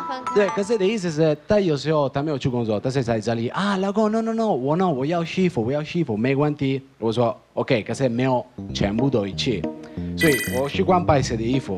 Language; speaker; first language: Chinese; non-native, fluent; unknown